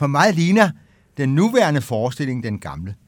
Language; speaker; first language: Danish; native; Danish